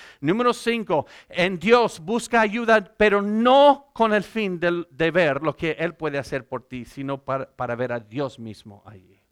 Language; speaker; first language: Spanish; non-native, fluent; English